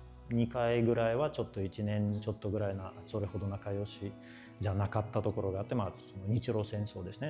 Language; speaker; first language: Japanese; non-native, fluent; Russian